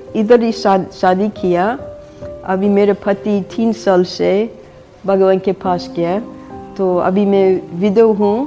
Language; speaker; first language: Hindi; non-native, fluent; English